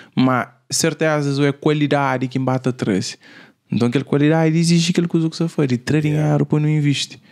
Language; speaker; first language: Portuguese; non-native, local second language; Kabuverdianu